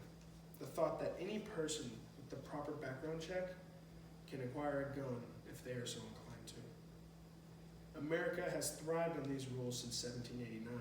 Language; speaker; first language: English; native; English